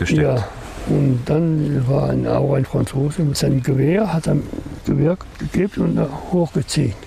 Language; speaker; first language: German; non-native, learner; French